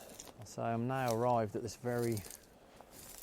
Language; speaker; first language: English; native; English